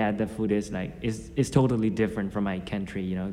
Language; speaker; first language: English; non-native, fluent; Burmese